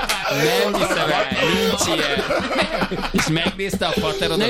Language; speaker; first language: Hungarian; native; Hungarian